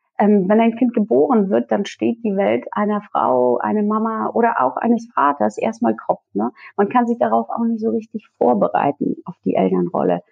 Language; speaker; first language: German; early bilingual, other home language; Russian